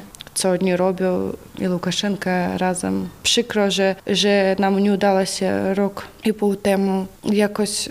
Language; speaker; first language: Polish; non-native, learner; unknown